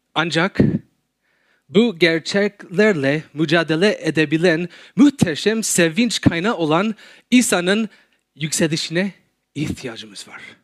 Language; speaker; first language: Turkish; non-native, fluent; English